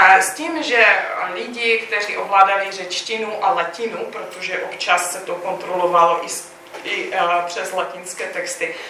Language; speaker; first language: Czech; non-native, fluent; Russian